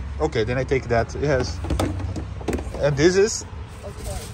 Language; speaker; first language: English; non-native, learner; Portuguese